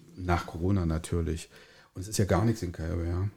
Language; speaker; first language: German; native; German